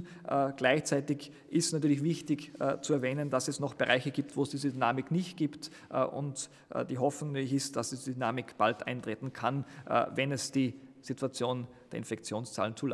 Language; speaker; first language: German; native; German